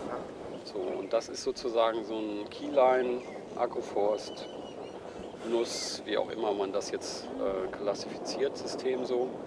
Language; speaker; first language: German; native; German